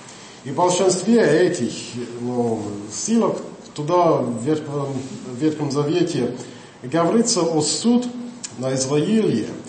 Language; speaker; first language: Russian; non-native, learner; English